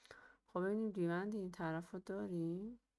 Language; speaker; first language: Persian; native; Persian